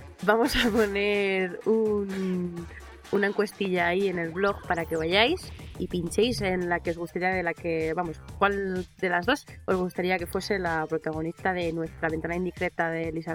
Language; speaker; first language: Spanish; native; Spanish